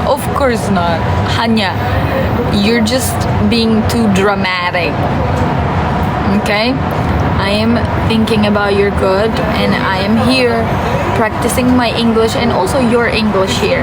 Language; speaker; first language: English; non-native, fluent; Turkish